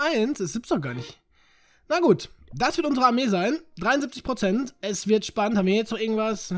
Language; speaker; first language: German; native; German